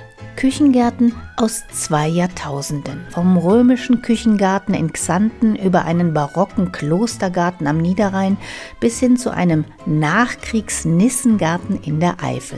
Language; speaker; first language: German; native; German